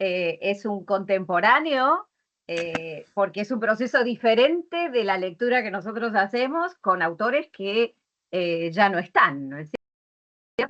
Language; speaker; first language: Spanish; native; Spanish